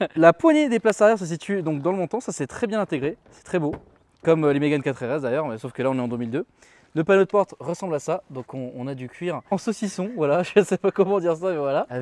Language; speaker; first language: French; early bilingual, other home language; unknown